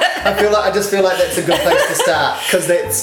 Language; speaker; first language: English; native; English